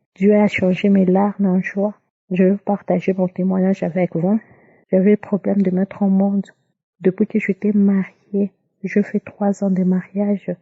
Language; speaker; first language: French; non-native, local second language; Lingala